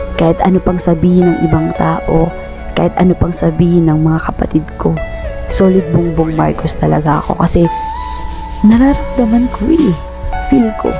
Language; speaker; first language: Filipino; non-native, local second language; Bikol